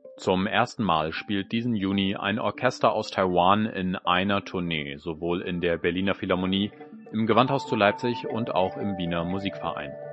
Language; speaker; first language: German; native; German